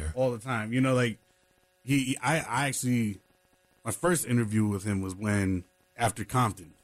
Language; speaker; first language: English; native; English